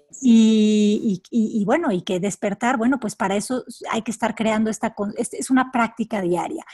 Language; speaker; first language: Spanish; native; Spanish